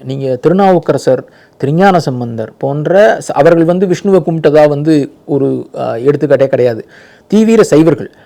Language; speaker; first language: Tamil; native; Tamil